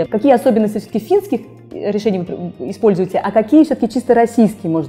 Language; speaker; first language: Russian; native; Russian